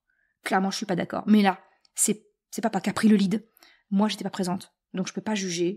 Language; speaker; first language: French; native; French